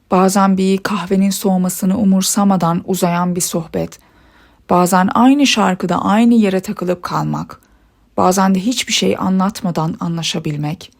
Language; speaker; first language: Turkish; early bilingual, other home language; Persian